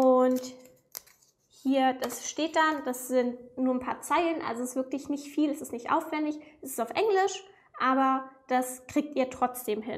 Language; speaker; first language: German; native; German